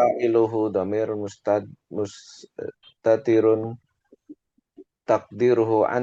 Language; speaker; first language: Arabic; non-native, learner; Indonesian